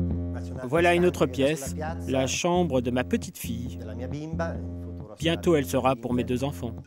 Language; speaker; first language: French; non-native, fluent; Italian